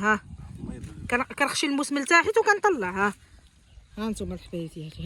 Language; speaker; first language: Arabic; native; Arabic